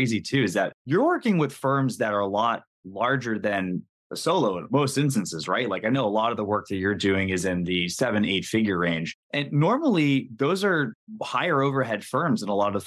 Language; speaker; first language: English; native; English